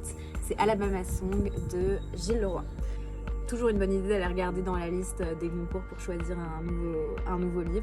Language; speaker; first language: French; native; French